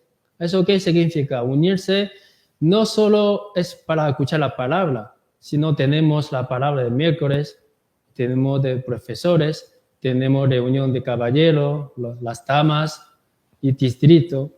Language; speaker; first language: Spanish; non-native, learner; Korean